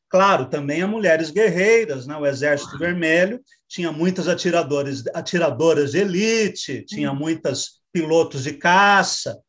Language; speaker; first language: Portuguese; native; Portuguese